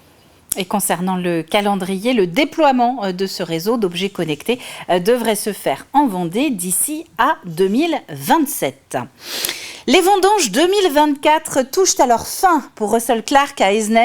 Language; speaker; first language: French; native; French